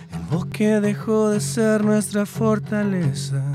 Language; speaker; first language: Spanish; native; Spanish